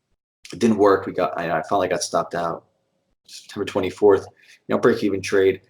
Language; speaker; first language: English; native; English